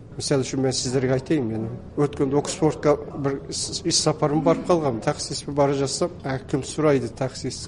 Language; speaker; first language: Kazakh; early bilingual, heritage; Kazakh